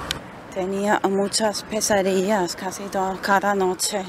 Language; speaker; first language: Spanish; non-native, fluent; German